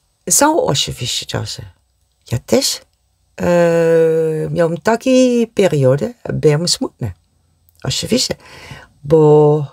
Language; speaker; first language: Polish; non-native, learner; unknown